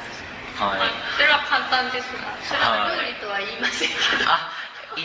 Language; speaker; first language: Japanese; native; Japanese